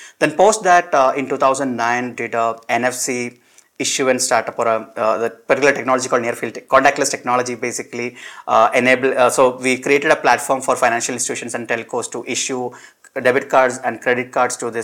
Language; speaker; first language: English; non-native, local second language; Malayalam